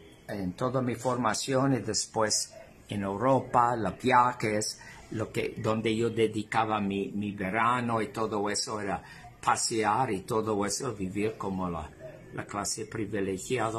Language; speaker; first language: Spanish; non-native, fluent; English